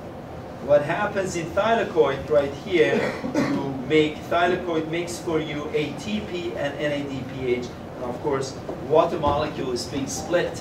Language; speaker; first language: English; non-native, fluent; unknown